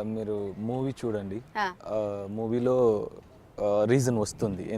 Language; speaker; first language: Telugu; non-native, learner; Tamil